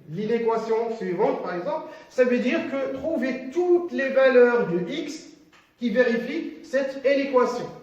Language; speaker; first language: French; non-native, local second language; Arabic